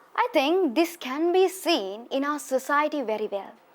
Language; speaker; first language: English; non-native, local second language; Sinhala